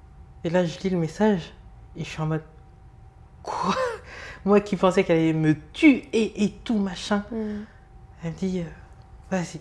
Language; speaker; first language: French; early bilingual, other home language; Lingala